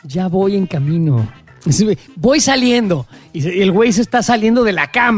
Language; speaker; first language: Spanish; native; Spanish